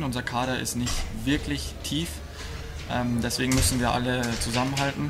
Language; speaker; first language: German; native; German